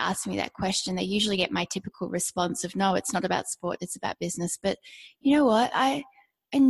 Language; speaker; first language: English; native; English